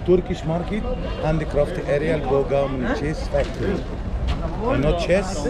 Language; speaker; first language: English; non-native, learner; Arabic